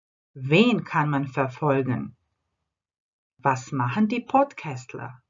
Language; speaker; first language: German; non-native, fluent; Croatian